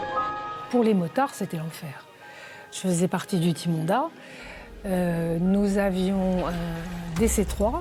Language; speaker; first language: French; native; French